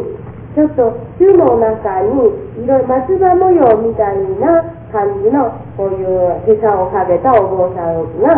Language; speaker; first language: Japanese; native; Japanese